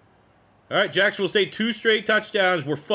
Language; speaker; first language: English; native; English